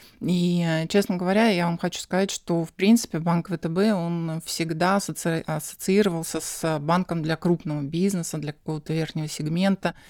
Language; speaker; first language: Russian; native; Russian